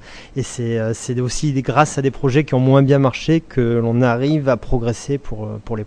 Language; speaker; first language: French; native; French